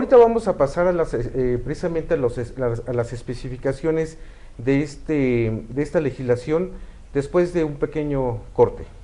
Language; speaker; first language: Spanish; native; Spanish